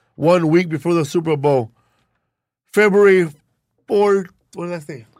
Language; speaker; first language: English; early bilingual, other home language; Spanish